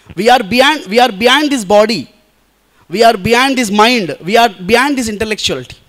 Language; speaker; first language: English; non-native, local second language; Telugu